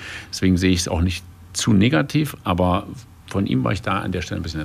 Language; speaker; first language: German; native; German